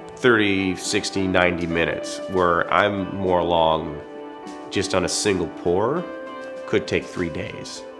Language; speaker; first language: English; native; English